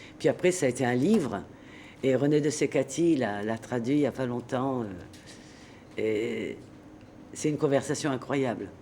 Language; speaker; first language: French; native; French